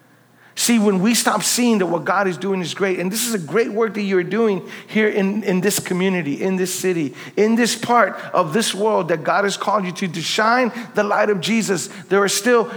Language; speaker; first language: English; native; English